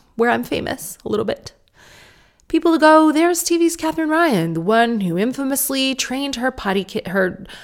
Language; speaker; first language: English; native; English